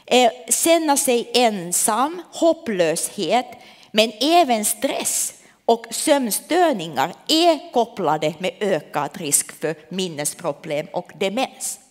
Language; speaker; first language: Swedish; non-native, local second language; Finnish